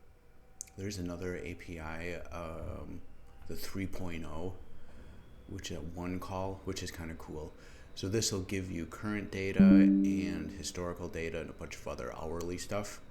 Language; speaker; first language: English; native; English